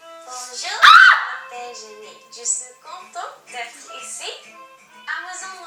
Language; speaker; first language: French; non-native, learner; Korean